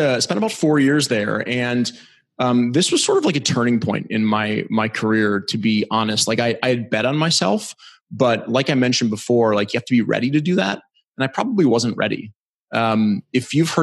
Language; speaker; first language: English; native; English